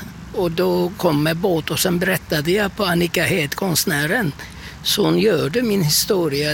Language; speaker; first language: Swedish; non-native, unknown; Turkish